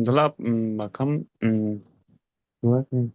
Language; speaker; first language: Indonesian; non-native, learner; Turkish